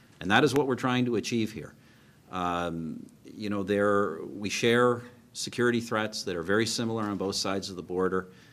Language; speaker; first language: English; native; English